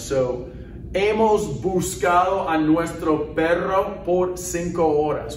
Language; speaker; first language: Spanish; non-native, fluent; English